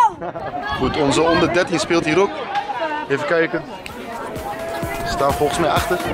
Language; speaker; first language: Dutch; native; Dutch